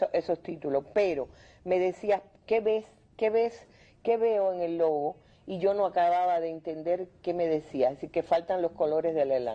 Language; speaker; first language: Spanish; native; Spanish